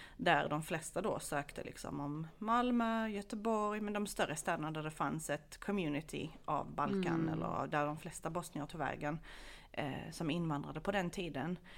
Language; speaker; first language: Swedish; early bilingual, other home language; Bosnian